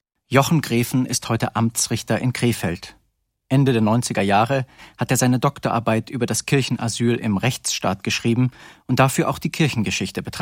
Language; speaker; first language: German; native; German